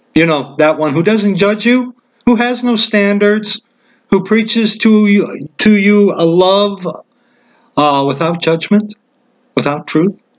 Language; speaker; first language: English; native; English